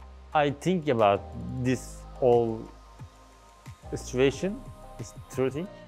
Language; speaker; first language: English; non-native, learner; Turkish